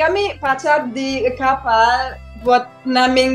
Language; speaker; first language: Indonesian; non-native, fluent; German